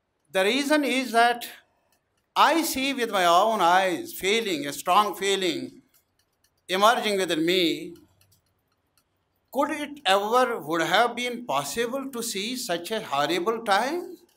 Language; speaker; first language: English; non-native, local second language; Urdu